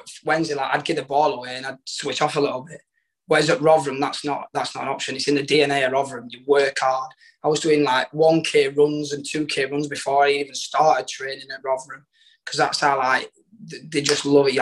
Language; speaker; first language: English; native; English